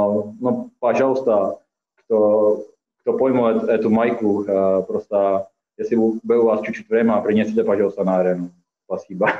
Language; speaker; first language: Russian; non-native, fluent; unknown